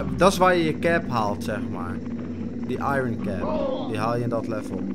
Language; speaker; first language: Dutch; native; Dutch